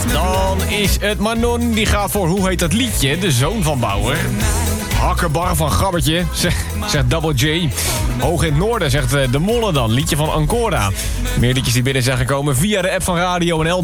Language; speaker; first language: Dutch; native; Dutch